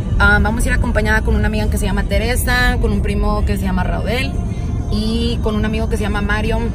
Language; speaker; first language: Spanish; early bilingual, heritage; Spanish